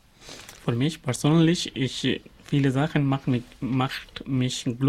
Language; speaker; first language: German; non-native, learner; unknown